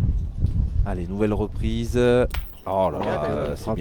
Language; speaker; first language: French; native; French